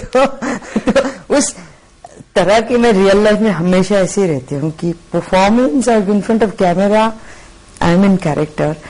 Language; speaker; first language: Hindi; non-native, local second language; Bangla